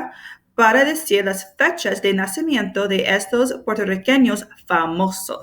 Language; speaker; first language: Spanish; non-native, fluent; English